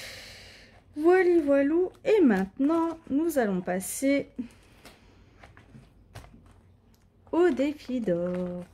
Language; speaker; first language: French; native; French